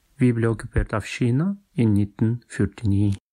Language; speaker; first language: Norwegian; non-native, fluent; Uyghur